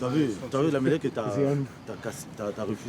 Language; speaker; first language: French; native; French